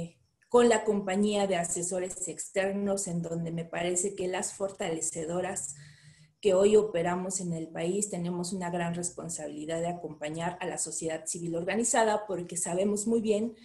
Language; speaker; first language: Spanish; native; Spanish